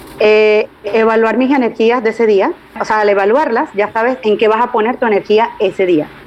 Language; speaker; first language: Spanish; native; Spanish